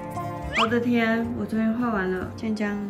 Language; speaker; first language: Chinese; native; Chinese